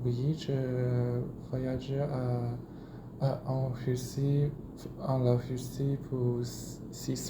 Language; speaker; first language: French; non-native, learner; Chinese